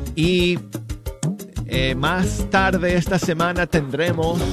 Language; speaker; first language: Spanish; non-native, fluent; English